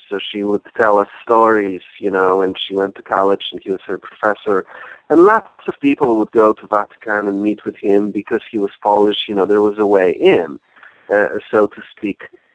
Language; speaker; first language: English; non-native, fluent; Polish